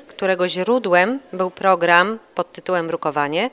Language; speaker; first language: Polish; native; Polish